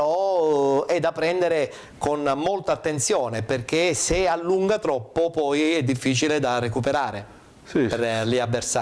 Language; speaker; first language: Italian; native; Italian